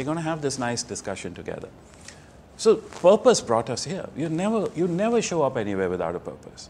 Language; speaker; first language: English; non-native, local second language; Hindi